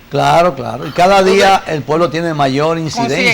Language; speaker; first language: Spanish; native; Spanish